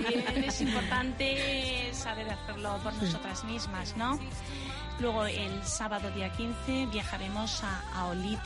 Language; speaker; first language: Spanish; native; Spanish